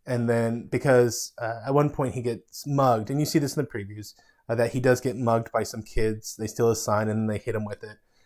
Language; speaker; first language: English; native; English